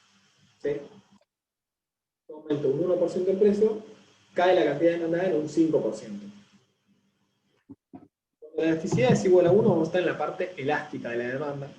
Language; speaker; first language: Spanish; native; Spanish